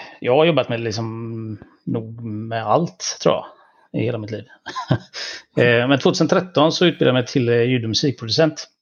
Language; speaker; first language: Swedish; native; Swedish